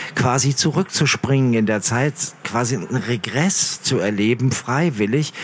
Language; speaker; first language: German; early bilingual, other home language; Arabic